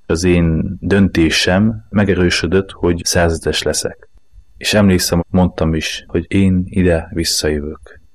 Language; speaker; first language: Hungarian; native; Hungarian